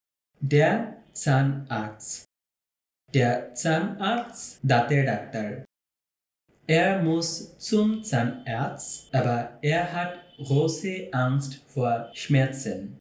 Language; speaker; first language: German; non-native, fluent; Bangla